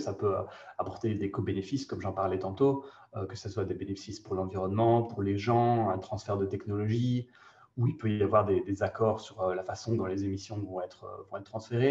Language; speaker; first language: French; native; French